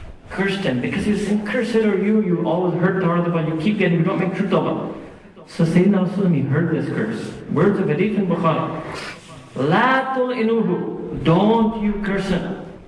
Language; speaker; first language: English; early bilingual, other home language; Urdu